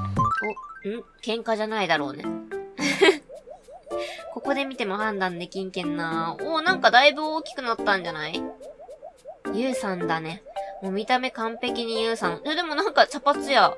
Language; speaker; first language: Japanese; native; Japanese